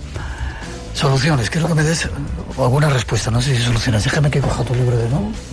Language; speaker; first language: Spanish; native; Spanish